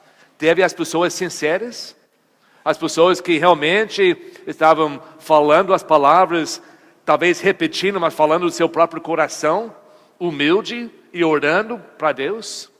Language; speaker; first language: Portuguese; non-native, fluent; English